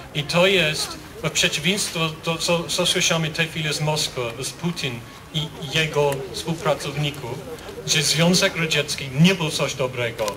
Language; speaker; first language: Polish; non-native, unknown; English